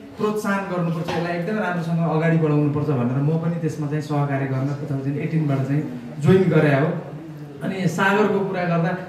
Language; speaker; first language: Nepali; native; Nepali